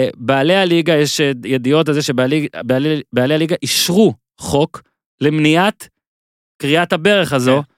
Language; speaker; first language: Hebrew; native; Hebrew